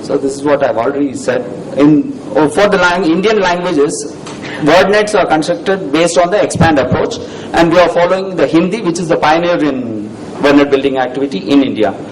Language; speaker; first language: English; non-native, local second language; Tamil